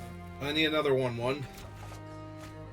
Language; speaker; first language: English; native; English